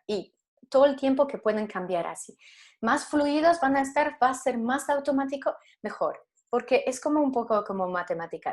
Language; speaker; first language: Spanish; non-native, fluent; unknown